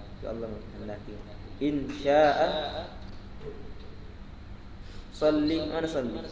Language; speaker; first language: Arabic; non-native, fluent; Indonesian